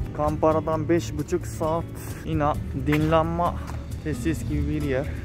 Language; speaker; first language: Turkish; non-native, fluent; Japanese